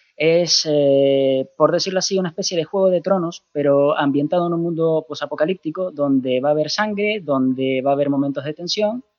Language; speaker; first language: Spanish; native; Spanish